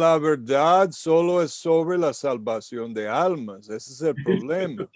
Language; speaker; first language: Spanish; non-native, fluent; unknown